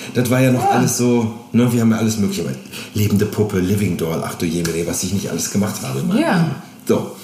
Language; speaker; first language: German; native; German